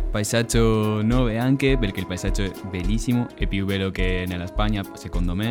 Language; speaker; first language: Italian; non-native, fluent; Spanish